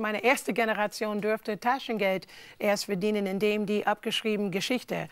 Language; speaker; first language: German; non-native, fluent; English